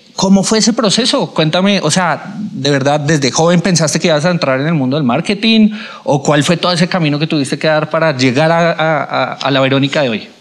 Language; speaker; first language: Spanish; native; Spanish